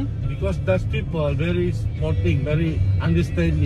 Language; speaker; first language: English; non-native, local second language; Malay